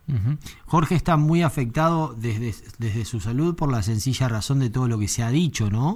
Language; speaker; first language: Spanish; native; Spanish